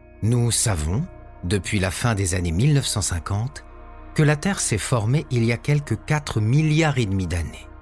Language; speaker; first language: French; native; French